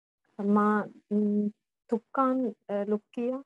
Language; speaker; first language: Finnish; non-native, learner; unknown